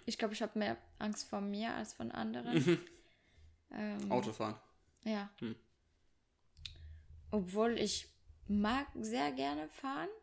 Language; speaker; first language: German; non-native, fluent; French